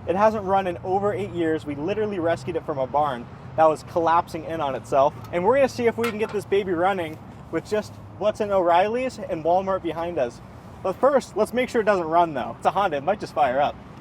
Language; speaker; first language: English; native; English